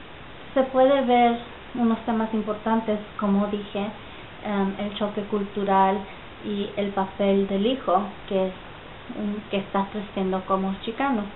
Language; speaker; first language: Spanish; early bilingual, heritage; Spanish